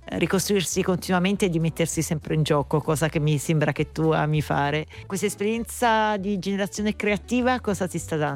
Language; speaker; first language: Italian; native; Italian